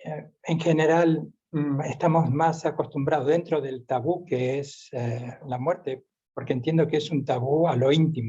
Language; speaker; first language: Spanish; native; Spanish